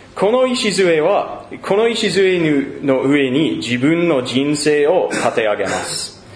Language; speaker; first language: Japanese; non-native, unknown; English